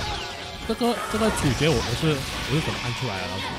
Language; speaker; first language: Chinese; native; Chinese